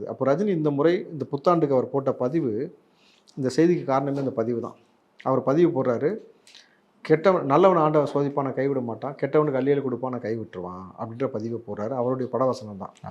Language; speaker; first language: Tamil; native; Tamil